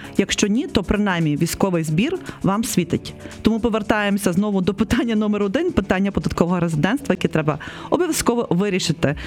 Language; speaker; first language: Ukrainian; native; Ukrainian